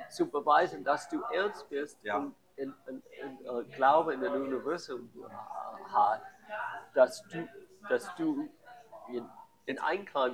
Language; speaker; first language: German; non-native, learner; English